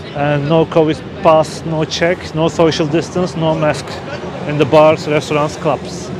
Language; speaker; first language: English; non-native, fluent; Turkish